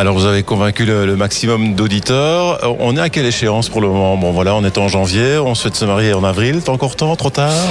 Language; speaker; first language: French; native; French